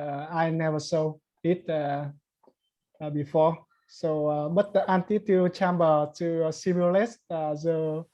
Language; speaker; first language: English; non-native, learner; Vietnamese